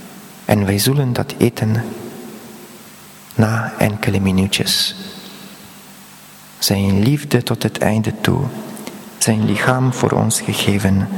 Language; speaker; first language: Dutch; non-native, fluent; Polish